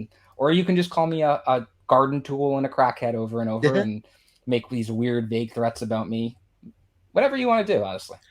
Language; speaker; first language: English; native; English